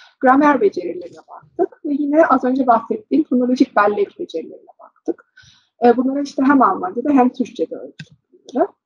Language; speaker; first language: Turkish; early bilingual, heritage; Turkish